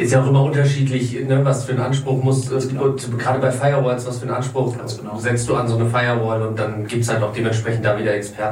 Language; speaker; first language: German; native; German